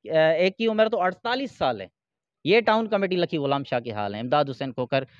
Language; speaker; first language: Urdu; non-native, local second language; Sindhi